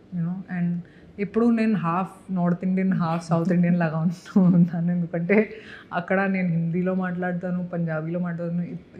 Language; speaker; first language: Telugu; non-native, fluent; Hindi